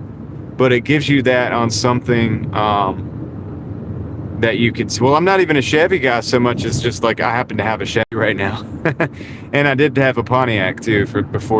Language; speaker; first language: English; native; English